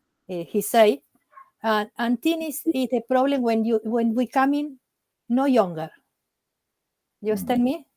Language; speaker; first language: English; non-native, learner; Spanish